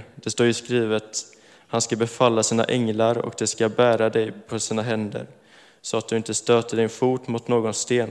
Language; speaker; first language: Swedish; native; Swedish